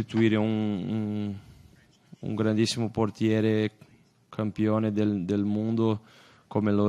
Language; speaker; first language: Italian; non-native, fluent; Portuguese